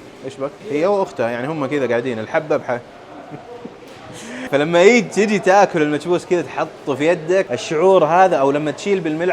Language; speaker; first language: Arabic; native; Arabic